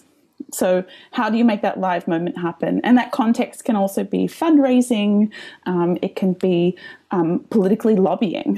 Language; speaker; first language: English; native; English